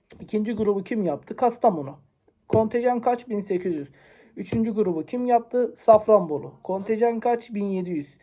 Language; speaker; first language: Turkish; native; Turkish